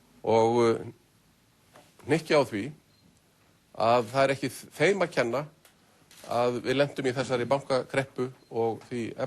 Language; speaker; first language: Icelandic; native; Icelandic